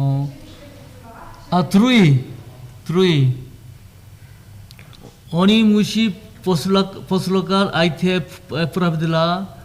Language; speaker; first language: Czech; non-native, learner; Korean